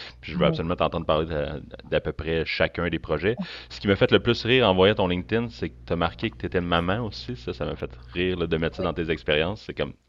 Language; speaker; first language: French; native; French